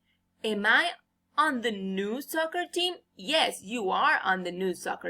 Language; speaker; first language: English; non-native, fluent; Spanish